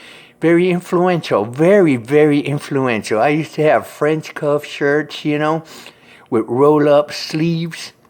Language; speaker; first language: English; native; English